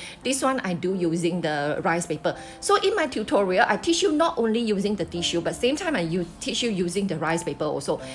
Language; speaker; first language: English; non-native, local second language; Chinese